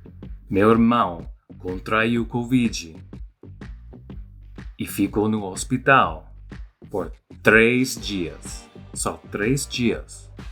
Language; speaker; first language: Portuguese; non-native, fluent; English